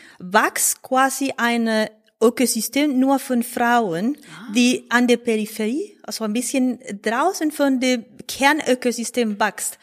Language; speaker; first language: German; non-native, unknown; Spanish